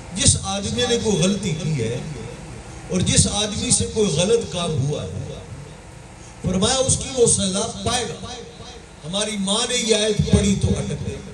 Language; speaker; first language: Urdu; non-native, local second language; Sindhi